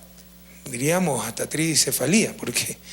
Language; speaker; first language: Spanish; native; Spanish